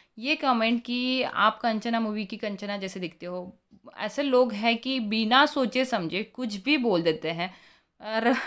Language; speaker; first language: Hindi; native; Hindi